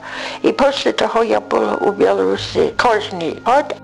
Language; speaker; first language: Ukrainian; early bilingual, heritage; English